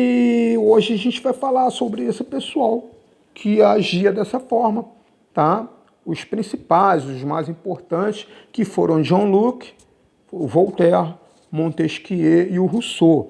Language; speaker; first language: Portuguese; native; Portuguese